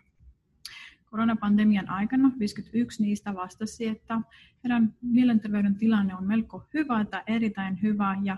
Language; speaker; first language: Finnish; non-native, fluent; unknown